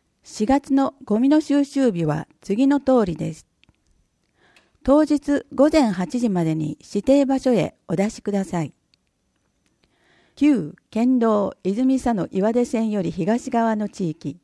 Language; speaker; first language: Japanese; native; Japanese